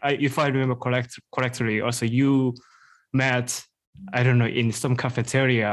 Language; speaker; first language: English; non-native, fluent; Korean